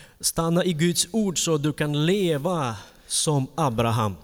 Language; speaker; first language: Swedish; non-native, fluent; Ukrainian